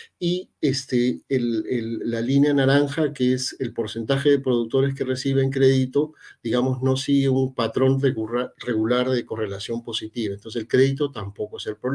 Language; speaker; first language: Spanish; native; Spanish